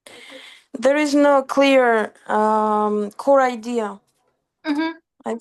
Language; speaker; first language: English; non-native, fluent; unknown